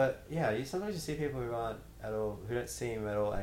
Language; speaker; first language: English; native; English